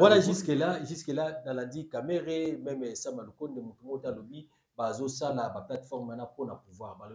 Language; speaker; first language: French; non-native, local second language; Lingala